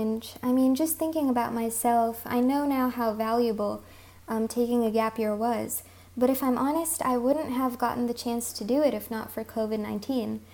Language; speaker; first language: English; early bilingual, other home language; Hindi